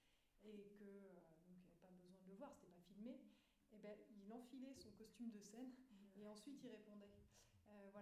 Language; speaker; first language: French; native; French